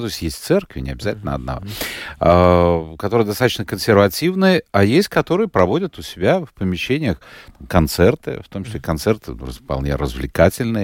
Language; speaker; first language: Russian; native; Russian